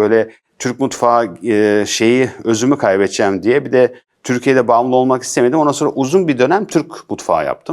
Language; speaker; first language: Turkish; early bilingual, heritage; Turkish